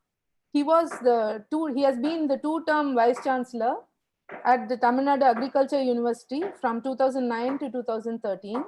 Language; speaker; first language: English; non-native, local second language; Tamil